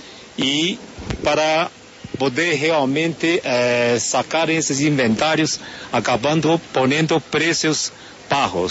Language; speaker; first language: Spanish; non-native, fluent; Chinese